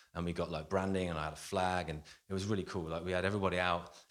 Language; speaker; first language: English; native; English